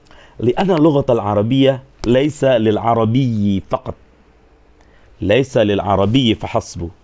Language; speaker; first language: Arabic; non-native, fluent; Sundanese